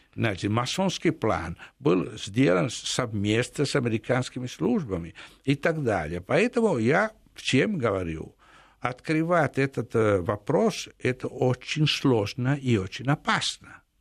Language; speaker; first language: Russian; non-native, fluent; Italian